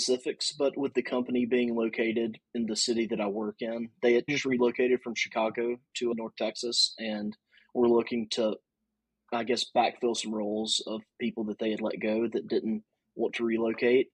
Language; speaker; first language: English; native; English